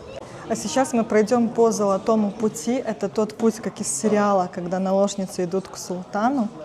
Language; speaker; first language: Russian; native; Russian